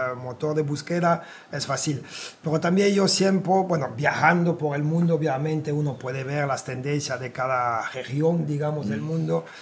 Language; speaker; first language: Spanish; non-native, fluent; French